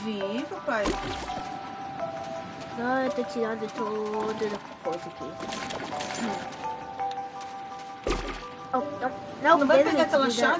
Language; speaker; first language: Portuguese; early bilingual, heritage; Portuguese